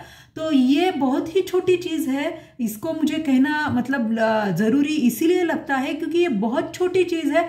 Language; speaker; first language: Hindi; non-native, local second language; Marathi